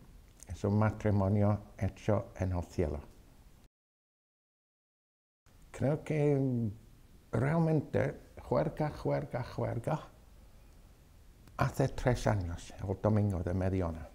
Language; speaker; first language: Spanish; non-native, fluent; English